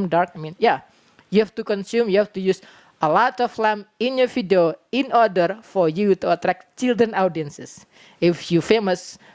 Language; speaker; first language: English; non-native, learner; Indonesian